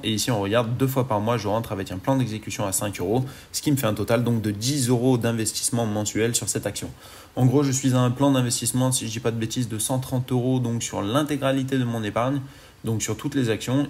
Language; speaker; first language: French; native; French